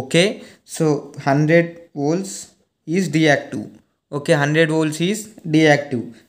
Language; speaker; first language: English; non-native, local second language; Telugu